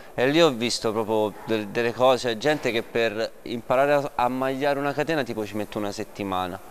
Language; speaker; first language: Italian; native; Italian